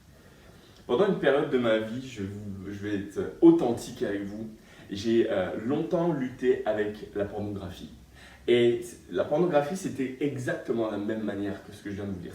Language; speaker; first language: French; native; French